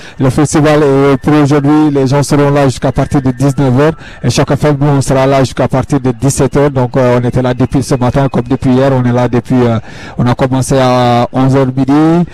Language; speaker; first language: French; non-native, local second language; Fula